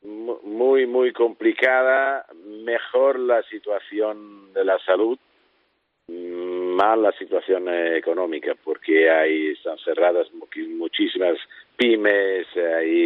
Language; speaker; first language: Spanish; non-native, fluent; Italian